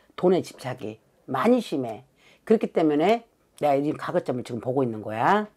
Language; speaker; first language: Korean; native; Korean